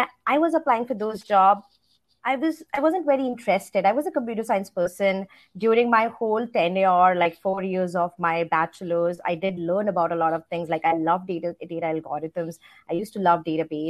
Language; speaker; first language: English; non-native, local second language; Hindi